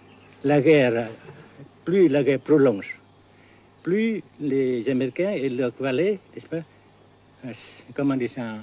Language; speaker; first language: French; non-native, local second language; Vietnamese